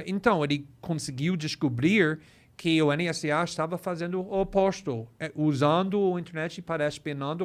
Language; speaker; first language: Portuguese; non-native, fluent; English